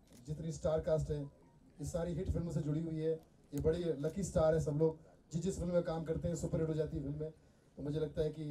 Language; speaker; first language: Hindi; native; Hindi